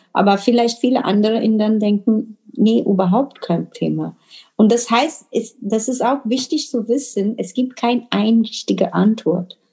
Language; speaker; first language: German; non-native, fluent; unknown